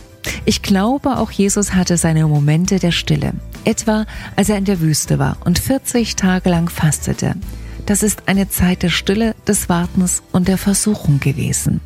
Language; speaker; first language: German; native; German